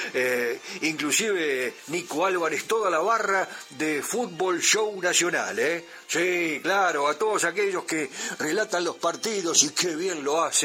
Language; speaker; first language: Spanish; native; Spanish